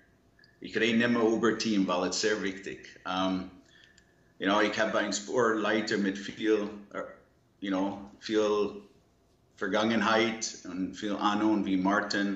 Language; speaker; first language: German; non-native, learner; English